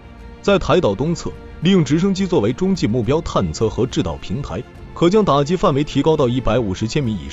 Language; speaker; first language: Chinese; native; Chinese